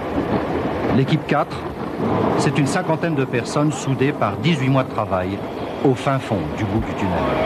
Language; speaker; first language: French; native; French